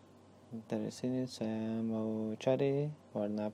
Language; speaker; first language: Indonesian; non-native, learner; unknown